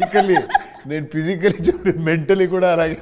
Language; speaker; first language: Telugu; non-native, local second language; Kannada